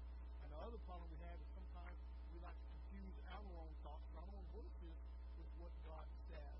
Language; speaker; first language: English; native; English